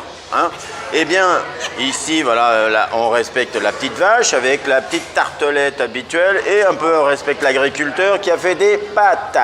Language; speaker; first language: French; native; French